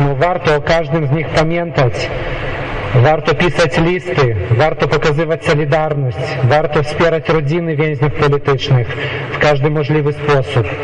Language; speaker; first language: Polish; non-native, local second language; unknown